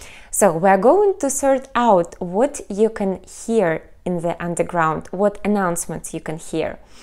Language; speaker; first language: English; non-native, fluent; Russian